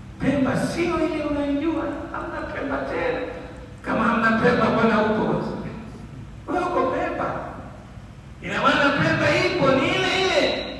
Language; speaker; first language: Swahili; native; Swahili